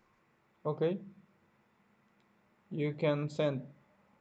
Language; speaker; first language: English; non-native, learner; Spanish